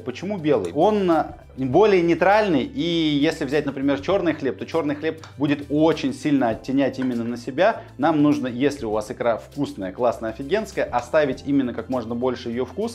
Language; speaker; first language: Russian; native; Russian